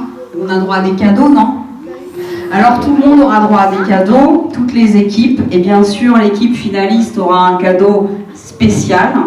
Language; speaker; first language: French; native; French